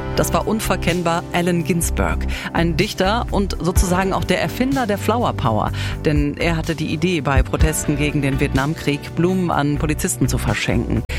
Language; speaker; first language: German; native; German